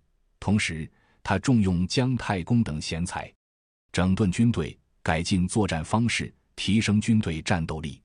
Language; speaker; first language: Chinese; native; Chinese